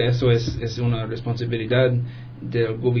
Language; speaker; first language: Spanish; non-native, fluent; English